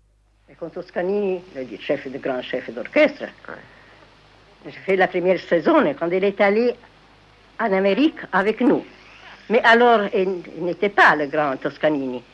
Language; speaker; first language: French; non-native, fluent; Italian